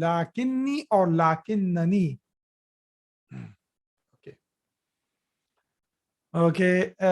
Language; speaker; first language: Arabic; non-native, fluent; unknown